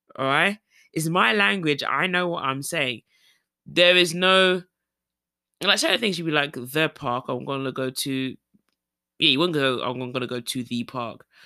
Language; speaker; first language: English; native; English